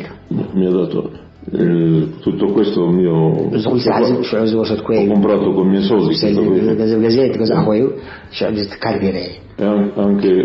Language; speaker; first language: Italian; early bilingual, heritage; Italian